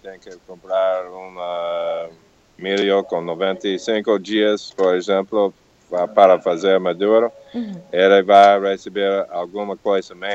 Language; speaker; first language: Portuguese; non-native, learner; English